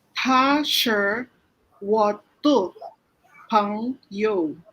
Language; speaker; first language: Chinese; non-native, learner; Filipino